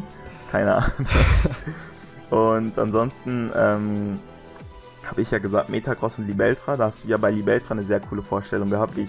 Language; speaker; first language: German; native; German